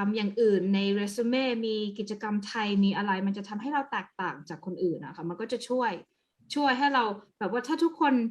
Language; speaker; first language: Thai; early bilingual, other home language; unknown